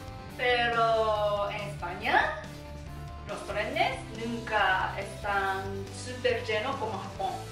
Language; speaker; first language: Spanish; non-native, learner; Japanese